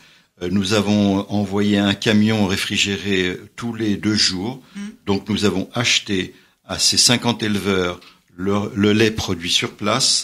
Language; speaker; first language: French; native; French